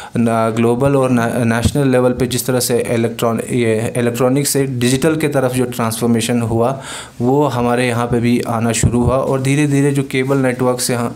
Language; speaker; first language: Hindi; non-native, local second language; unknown